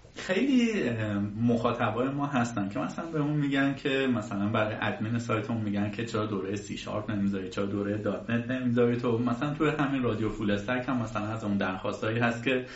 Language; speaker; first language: Persian; native; Persian